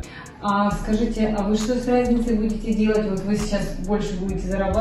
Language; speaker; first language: Russian; native; Russian